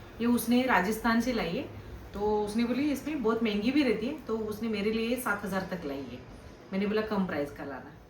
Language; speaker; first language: Hindi; non-native, local second language; Kannada